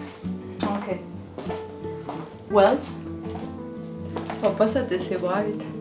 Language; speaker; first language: Swedish; non-native, fluent; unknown